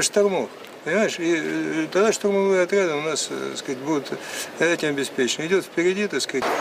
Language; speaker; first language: Russian; native; Russian